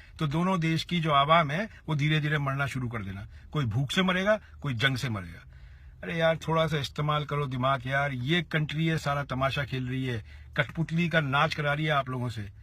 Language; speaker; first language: Hindi; native; Hindi